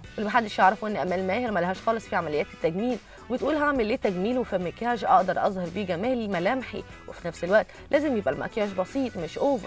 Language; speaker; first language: Arabic; native; Arabic